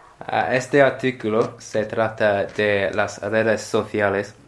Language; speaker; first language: Spanish; non-native, learner; English